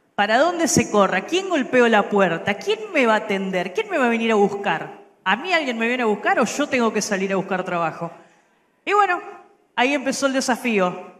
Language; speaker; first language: Spanish; native; Spanish